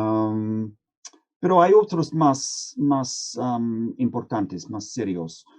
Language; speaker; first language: Spanish; non-native, fluent; English